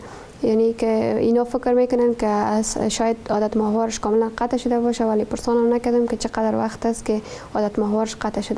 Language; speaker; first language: Persian; native; Persian